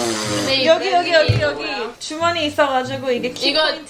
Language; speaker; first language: Korean; early bilingual, heritage; English